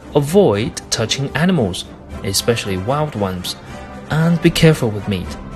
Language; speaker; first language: English; non-native, fluent; Chinese